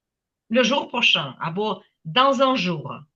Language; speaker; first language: French; non-native, fluent; Ukrainian